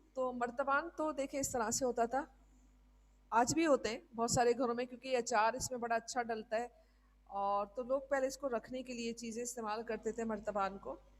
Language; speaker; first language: Urdu; native; Urdu